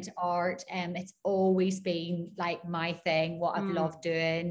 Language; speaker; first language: English; native; English